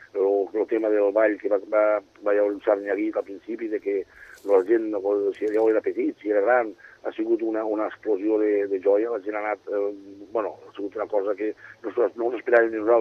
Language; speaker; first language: Catalan; native; Catalan